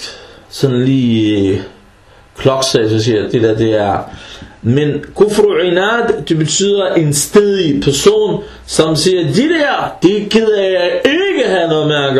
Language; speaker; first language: Danish; early bilingual, other home language; Arabic